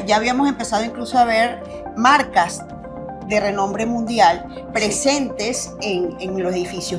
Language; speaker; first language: Spanish; native; Spanish